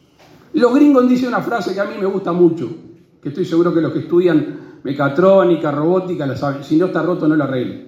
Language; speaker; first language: Spanish; native; Spanish